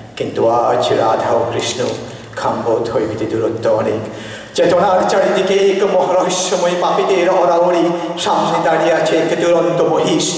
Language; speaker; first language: Bangla; non-native, local second language; Manipuri